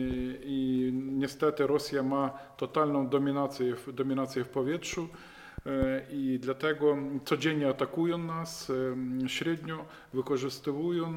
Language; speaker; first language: Polish; non-native, fluent; Ukrainian